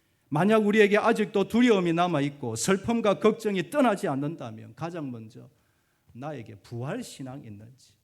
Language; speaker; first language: Korean; native; Korean